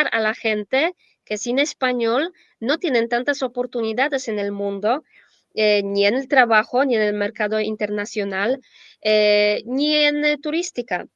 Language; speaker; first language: Spanish; non-native, fluent; Polish